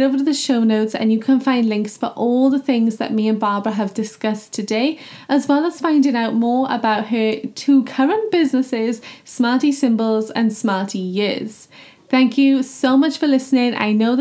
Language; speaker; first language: English; native; English